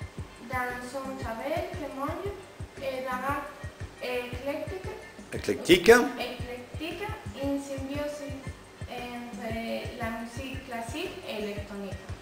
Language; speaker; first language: French; non-native, learner; Spanish